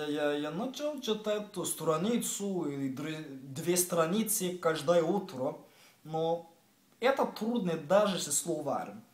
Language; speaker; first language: Russian; non-native, learner; English